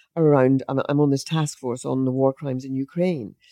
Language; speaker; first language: English; native; English